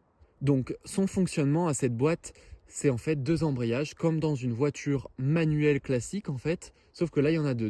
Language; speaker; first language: French; native; French